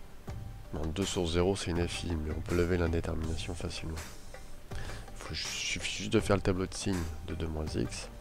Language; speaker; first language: French; native; French